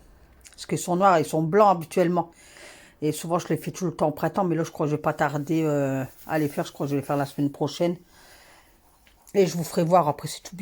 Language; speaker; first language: French; native; French